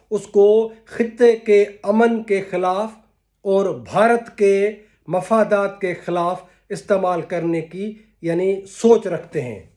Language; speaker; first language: Urdu; non-native, local second language; Sindhi